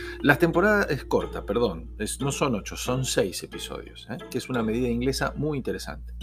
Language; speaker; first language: Spanish; native; Spanish